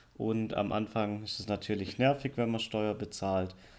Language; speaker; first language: German; native; German